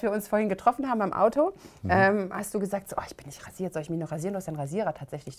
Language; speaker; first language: German; native; German